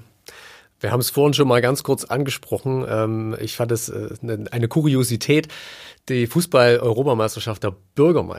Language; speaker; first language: German; native; German